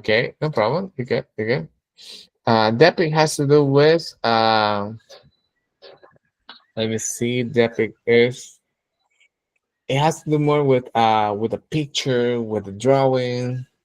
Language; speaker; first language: English; non-native, fluent; Spanish